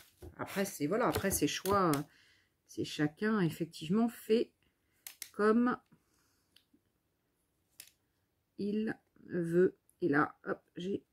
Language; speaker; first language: French; native; French